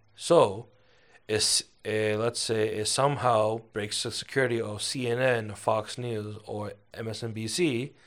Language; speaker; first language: English; early bilingual, other home language; Chinese